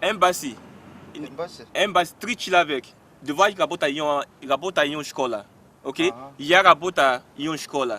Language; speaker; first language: Russian; non-native, learner; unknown